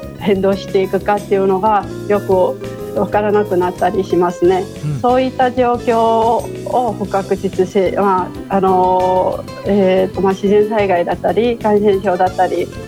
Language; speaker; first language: Japanese; non-native, fluent; Chinese